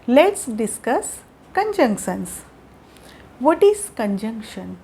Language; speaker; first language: English; non-native, local second language; Gujarati